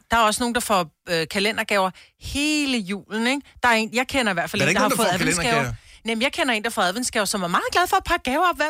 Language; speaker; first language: Danish; native; Danish